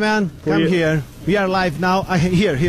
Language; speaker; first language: English; non-native, learner; Portuguese